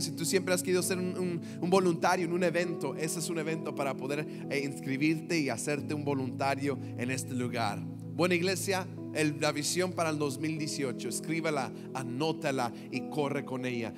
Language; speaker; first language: Spanish; early bilingual, heritage; Spanish